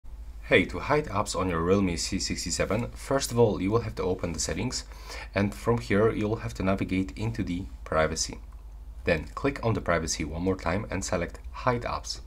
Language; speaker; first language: English; non-native, fluent; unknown